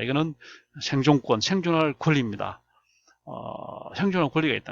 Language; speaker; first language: Korean; native; Korean